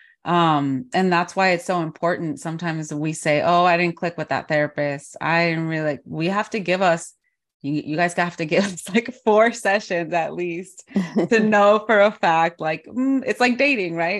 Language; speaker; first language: English; early bilingual, other home language; Spanish